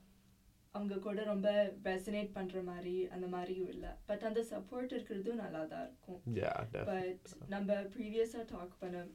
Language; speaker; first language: Tamil; early bilingual, heritage; Tamil